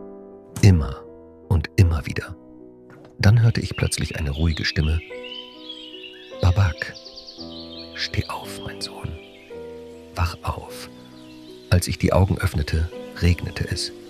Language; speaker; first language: German; non-native, fluent; Persian